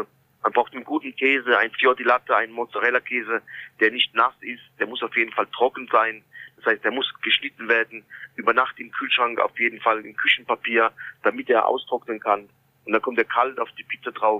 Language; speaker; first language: German; early bilingual, other home language; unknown